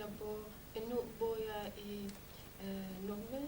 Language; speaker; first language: Danish; non-native, learner; Persian